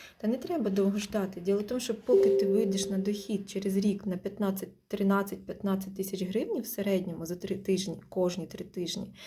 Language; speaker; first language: Ukrainian; non-native, local second language; Russian